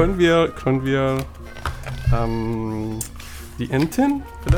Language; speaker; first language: German; non-native, learner; Arabic